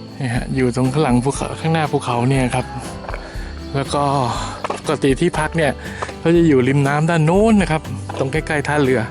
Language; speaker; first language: Thai; native; Thai